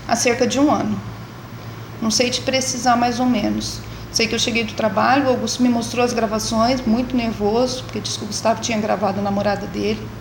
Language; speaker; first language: Portuguese; native; Portuguese